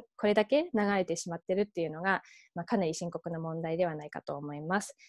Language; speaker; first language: Japanese; early bilingual, heritage; Japanese